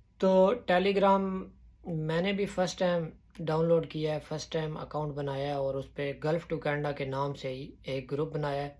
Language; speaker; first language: Urdu; non-native, local second language; Punjabi